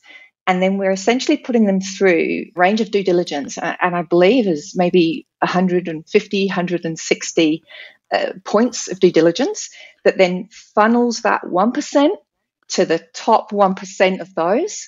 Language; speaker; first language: English; native; English